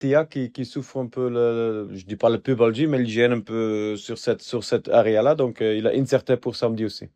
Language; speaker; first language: French; non-native, fluent; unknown